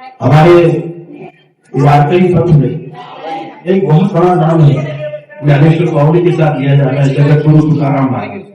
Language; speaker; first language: Urdu; non-native, local second language; Marathi